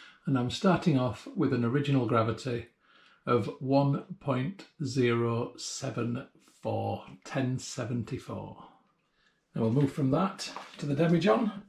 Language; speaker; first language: English; native; English